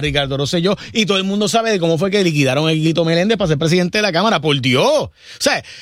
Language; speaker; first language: Spanish; native; Spanish